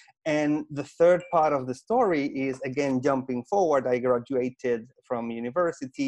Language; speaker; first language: English; non-native, fluent; Spanish